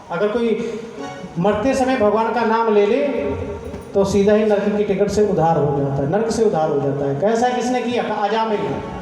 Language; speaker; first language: Hindi; non-native, local second language; Punjabi